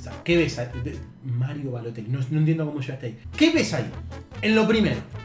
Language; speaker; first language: Spanish; native; Spanish